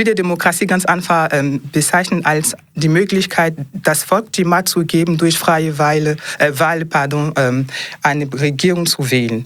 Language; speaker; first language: German; non-native, fluent; French